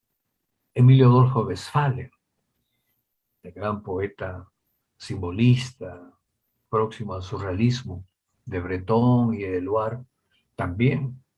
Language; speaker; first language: Spanish; native; Spanish